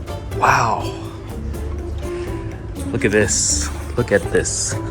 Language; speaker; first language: English; native; English